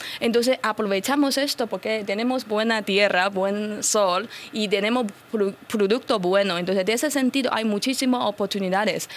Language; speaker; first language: Spanish; non-native, fluent; Chinese